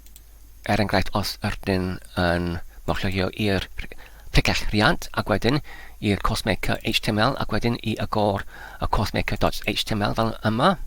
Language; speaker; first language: Welsh; non-native, learner; Polish